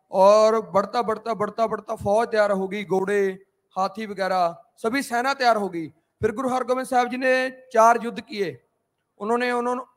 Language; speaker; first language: Hindi; non-native, local second language; Punjabi